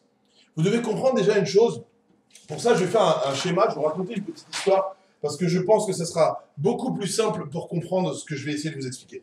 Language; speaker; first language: French; native; French